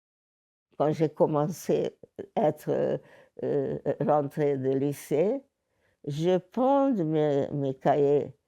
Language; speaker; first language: French; non-native, learner; Hungarian